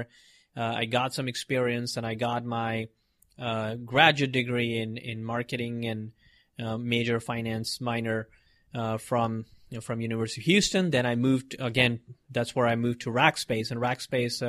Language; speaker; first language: English; non-native, local second language; Hindi